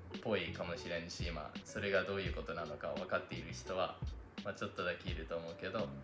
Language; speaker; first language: Japanese; non-native, fluent; English